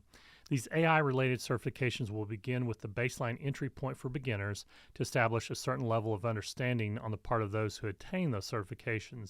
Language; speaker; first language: English; native; English